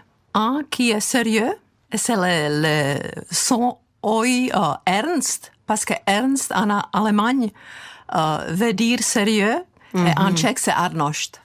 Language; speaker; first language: French; non-native, fluent; Czech